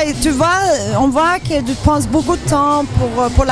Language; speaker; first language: French; non-native, fluent; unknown